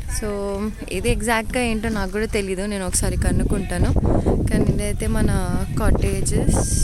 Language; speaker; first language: Telugu; native; Telugu